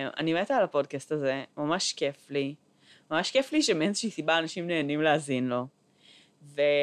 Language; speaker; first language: Hebrew; native; Hebrew